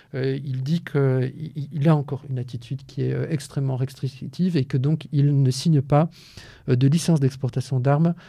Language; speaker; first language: French; native; French